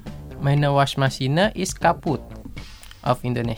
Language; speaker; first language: German; non-native, learner; Indonesian